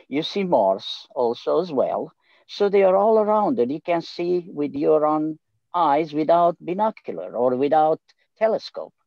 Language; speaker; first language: English; non-native, fluent; Romanian